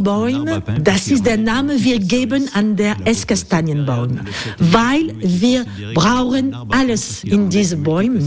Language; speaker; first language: German; non-native, learner; French